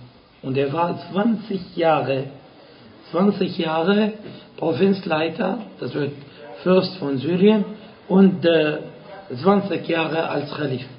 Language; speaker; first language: German; non-native, fluent; Arabic